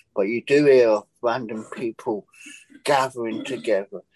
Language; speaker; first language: English; native; English